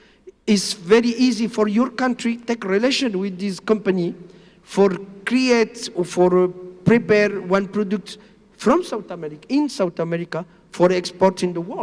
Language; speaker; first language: English; non-native, learner; Spanish